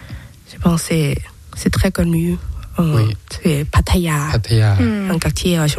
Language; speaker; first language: French; non-native, learner; Thai